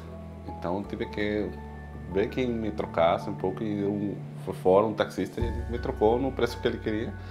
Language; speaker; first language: Portuguese; non-native, fluent; Spanish